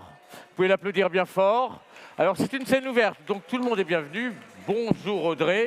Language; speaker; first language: French; native; French